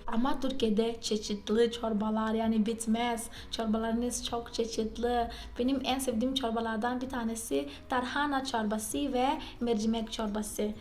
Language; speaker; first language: Turkish; non-native, fluent; Portuguese